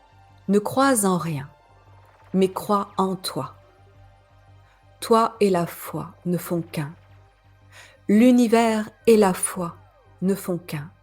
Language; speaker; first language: French; native; French